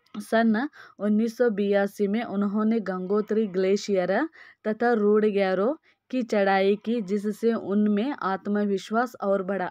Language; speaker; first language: Hindi; non-native, local second language; Kannada